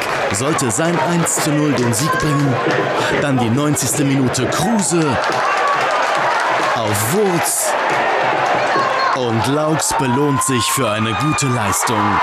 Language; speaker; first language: German; native; German